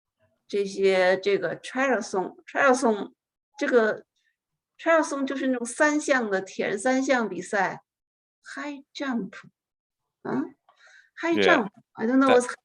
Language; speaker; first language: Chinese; native; Chinese